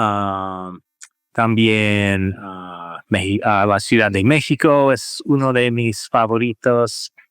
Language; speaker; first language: Spanish; non-native, learner; English